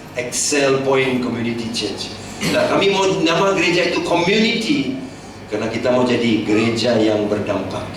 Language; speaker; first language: Malay; non-native, local second language; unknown